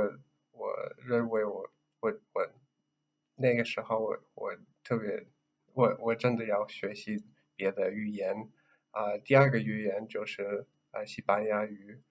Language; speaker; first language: Chinese; non-native, learner; English